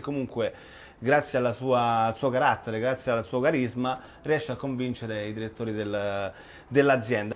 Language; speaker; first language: Italian; native; Italian